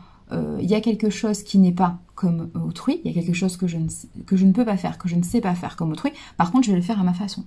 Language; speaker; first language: French; native; French